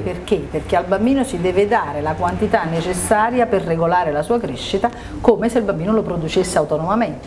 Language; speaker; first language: Italian; native; Italian